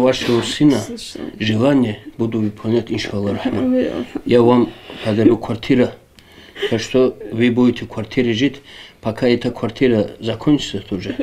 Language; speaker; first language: Russian; non-native, local second language; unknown